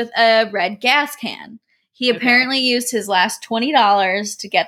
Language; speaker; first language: English; native; English